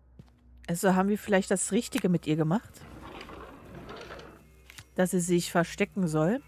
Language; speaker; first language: German; native; German